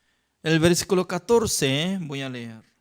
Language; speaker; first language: Spanish; non-native, fluent; Korean